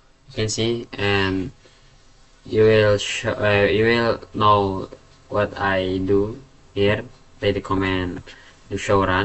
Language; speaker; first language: English; non-native, learner; Indonesian